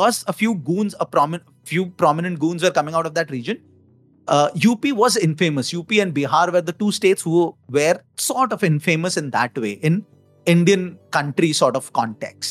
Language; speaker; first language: English; non-native, local second language; Hindi